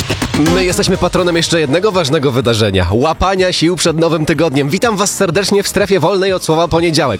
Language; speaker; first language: Polish; native; Polish